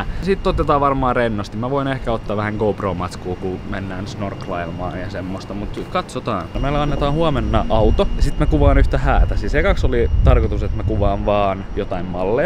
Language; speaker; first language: Finnish; native; Finnish